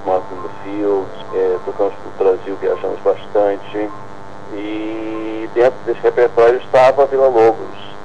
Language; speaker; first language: Portuguese; non-native, fluent; English